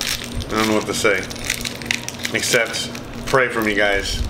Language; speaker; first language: English; native; English